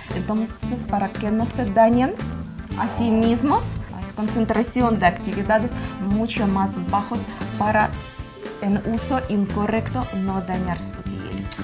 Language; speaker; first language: Spanish; non-native, learner; Ukrainian